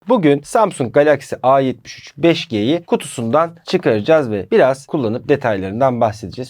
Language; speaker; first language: Turkish; native; Turkish